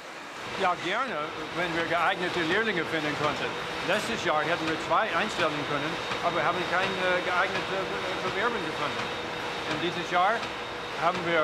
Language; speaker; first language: German; non-native, fluent; English